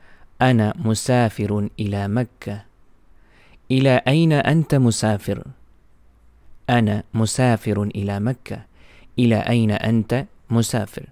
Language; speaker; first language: Arabic; non-native, fluent; Urdu